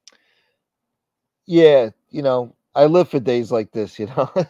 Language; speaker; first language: English; native; English